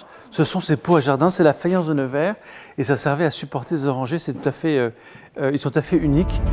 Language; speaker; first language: French; native; French